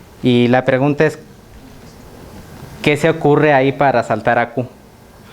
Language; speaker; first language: Spanish; native; Spanish